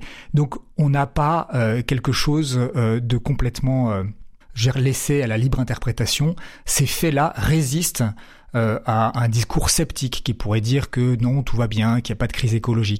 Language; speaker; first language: French; native; French